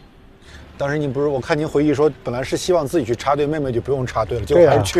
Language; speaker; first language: Chinese; native; Chinese